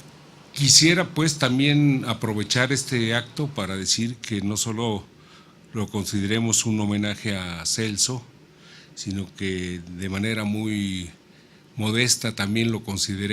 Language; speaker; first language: Spanish; native; Spanish